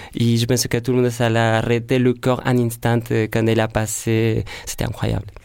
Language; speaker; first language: French; non-native, fluent; Spanish